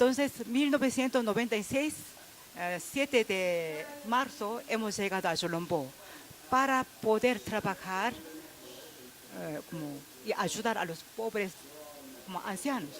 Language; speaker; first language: Spanish; non-native, fluent; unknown